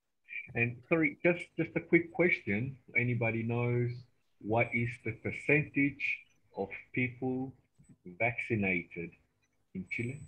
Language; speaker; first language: English; non-native, fluent; Spanish